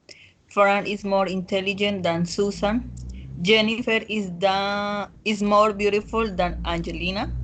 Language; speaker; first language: English; non-native, learner; Spanish